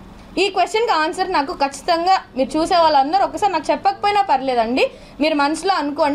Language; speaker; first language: Telugu; native; Telugu